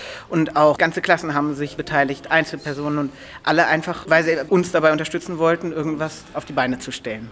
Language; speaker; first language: German; native; German